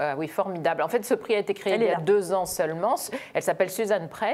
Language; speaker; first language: French; native; French